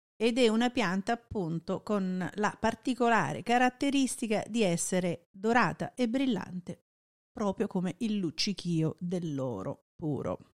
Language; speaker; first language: Italian; native; Italian